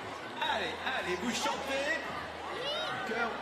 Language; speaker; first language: French; native; French